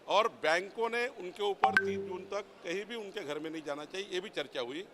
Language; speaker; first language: Hindi; non-native, local second language; Marathi